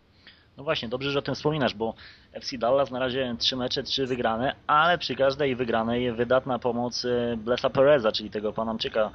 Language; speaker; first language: Polish; native; Polish